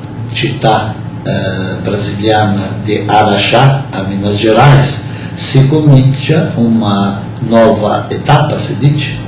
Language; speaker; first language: Italian; non-native, fluent; Portuguese